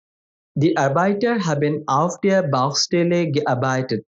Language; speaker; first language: German; non-native, fluent; Bangla